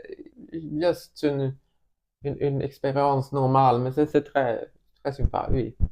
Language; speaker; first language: French; non-native, learner; Swedish